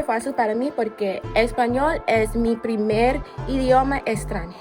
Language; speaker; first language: Spanish; non-native, fluent; English